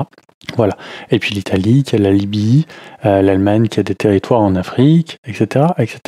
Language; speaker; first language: French; native; French